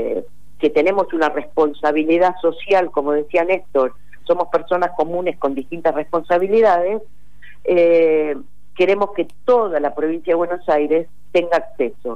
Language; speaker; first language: Spanish; native; Spanish